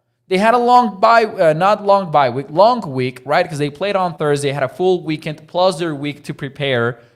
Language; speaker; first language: English; native; English